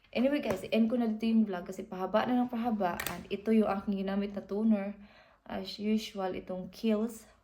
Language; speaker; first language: Filipino; non-native, local second language; Cebuano